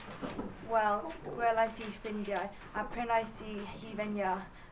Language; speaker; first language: Welsh; non-native, learner; English